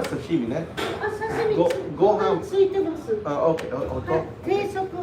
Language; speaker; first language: Japanese; non-native, learner; English